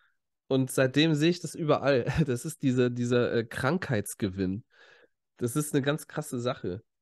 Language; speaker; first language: German; native; German